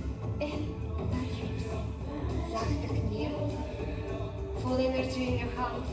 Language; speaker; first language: Dutch; non-native, learner; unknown